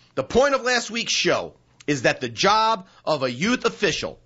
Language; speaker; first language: English; native; English